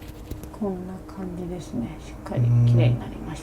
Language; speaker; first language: Japanese; native; Japanese